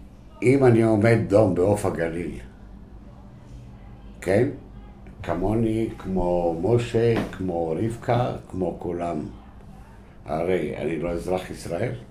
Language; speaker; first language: Hebrew; non-native, local second language; Arabic